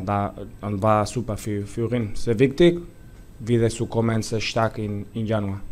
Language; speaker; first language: German; non-native, fluent; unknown